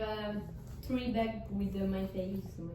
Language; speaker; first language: English; non-native, learner; French